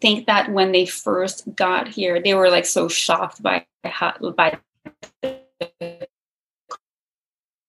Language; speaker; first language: English; non-native, fluent; French